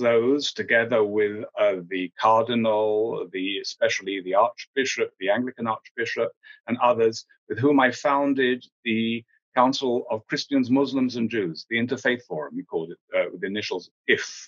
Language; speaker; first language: English; native; English